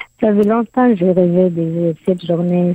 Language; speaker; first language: French; non-native, learner; Arabic